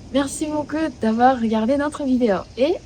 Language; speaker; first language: French; non-native, learner; Japanese